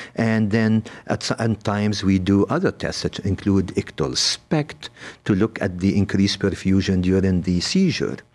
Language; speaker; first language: English; non-native, fluent; Arabic